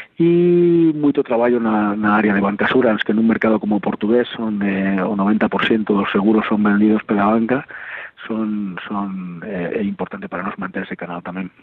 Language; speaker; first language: Spanish; native; Spanish